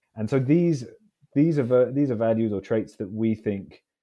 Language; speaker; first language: English; native; English